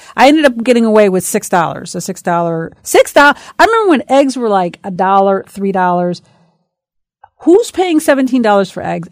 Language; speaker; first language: English; native; English